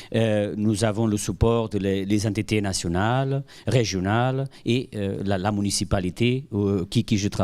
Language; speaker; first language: French; non-native, fluent; Portuguese